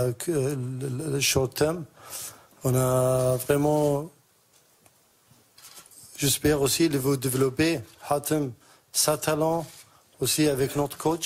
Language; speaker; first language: French; non-native, learner; Arabic